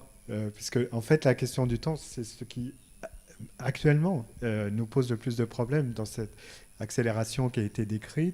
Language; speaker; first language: French; native; French